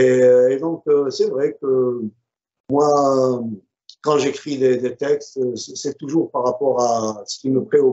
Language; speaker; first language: French; non-native, local second language; Arabic